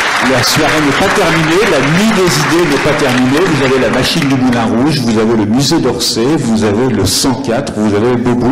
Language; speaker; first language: French; native; French